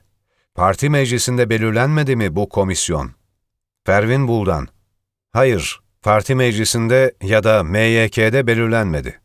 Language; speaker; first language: Turkish; native; Turkish